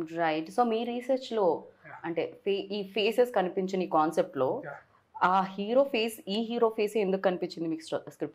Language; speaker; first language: Telugu; native; Telugu